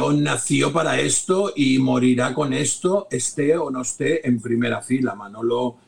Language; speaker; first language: Spanish; native; Spanish